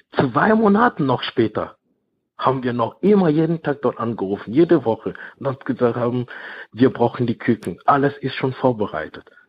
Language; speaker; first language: German; non-native, fluent; French